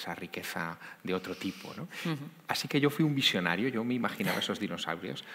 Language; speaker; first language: Spanish; native; Spanish